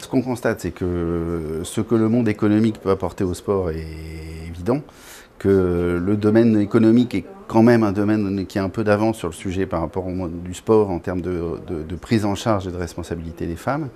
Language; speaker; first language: French; native; French